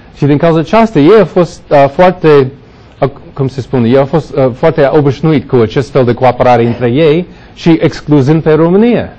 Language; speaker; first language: Romanian; non-native, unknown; English